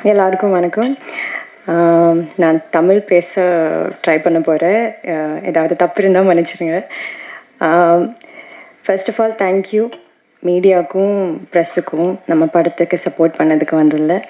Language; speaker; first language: Tamil; non-native, learner; Malayalam